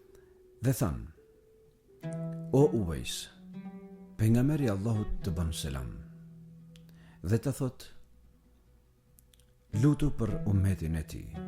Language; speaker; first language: Albanian; native; Albanian